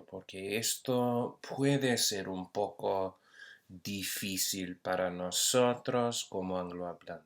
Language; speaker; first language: Spanish; non-native, fluent; English